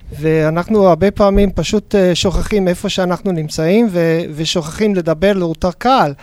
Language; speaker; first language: Hebrew; non-native, fluent; English